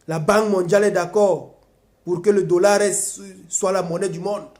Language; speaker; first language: French; non-native, local second language; Basaa